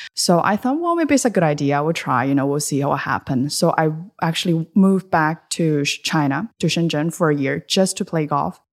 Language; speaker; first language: English; early bilingual, other home language; Chinese